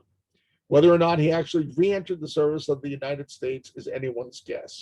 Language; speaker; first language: English; native; English